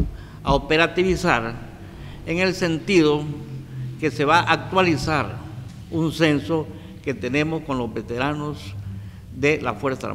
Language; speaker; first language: Spanish; native; Spanish